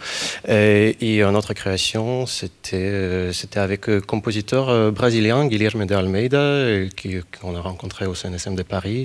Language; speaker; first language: French; non-native, fluent; Ukrainian